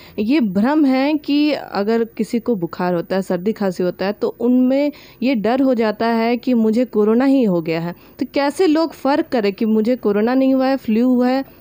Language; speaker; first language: Hindi; native; Hindi